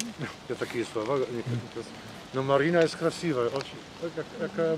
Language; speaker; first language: Russian; non-native, learner; Polish